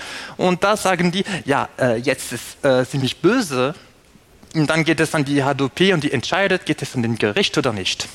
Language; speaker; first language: German; non-native, fluent; French